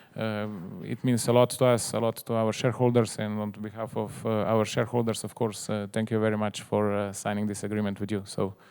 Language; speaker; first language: English; non-native, fluent; Slovenian